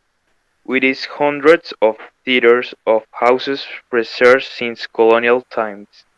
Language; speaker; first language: English; non-native, learner; Spanish